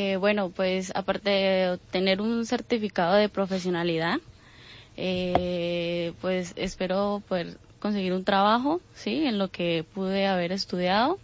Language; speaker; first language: Spanish; native; Spanish